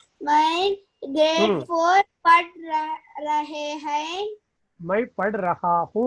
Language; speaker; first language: Hindi; non-native, learner; Tamil